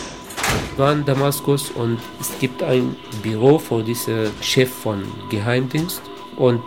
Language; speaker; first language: German; non-native, local second language; Kurdish